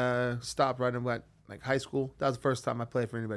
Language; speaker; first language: English; native; English